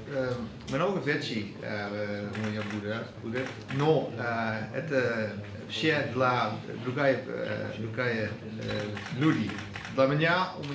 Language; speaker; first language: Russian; non-native, learner; Dutch